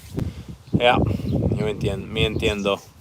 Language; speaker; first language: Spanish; non-native, learner; English